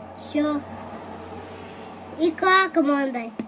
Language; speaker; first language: Russian; non-native, learner; Tajik